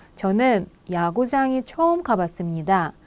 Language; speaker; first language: Korean; non-native, fluent; Russian